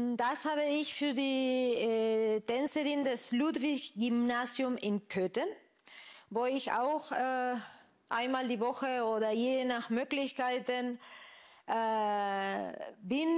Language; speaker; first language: German; non-native, fluent; Spanish